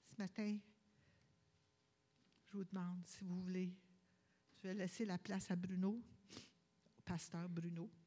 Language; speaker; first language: French; native; French